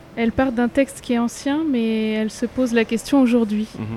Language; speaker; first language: French; native; French